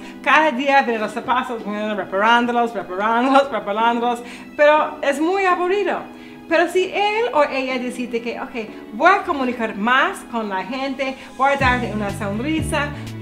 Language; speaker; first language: Spanish; non-native, learner; English